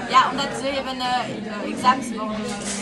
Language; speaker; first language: Dutch; non-native, learner; Romanian